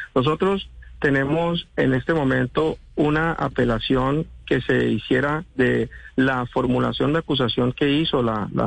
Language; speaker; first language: Spanish; non-native, local second language; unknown